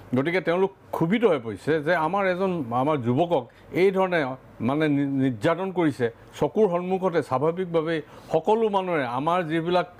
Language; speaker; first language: Assamese; native; Assamese